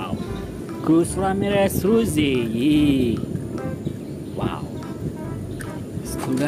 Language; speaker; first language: English; non-native, learner; Indonesian